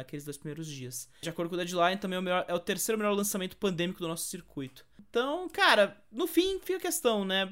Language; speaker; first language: Portuguese; native; Portuguese